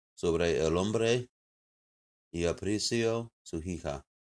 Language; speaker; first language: Spanish; non-native, learner; English